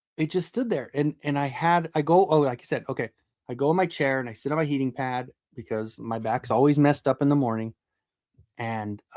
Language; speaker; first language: English; native; English